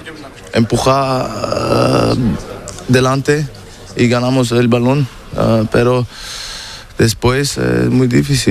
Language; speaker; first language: Spanish; non-native, learner; German